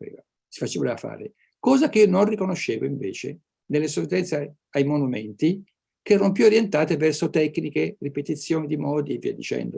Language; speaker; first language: Italian; native; Italian